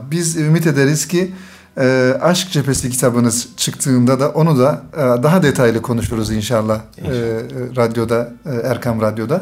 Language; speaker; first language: Turkish; native; Turkish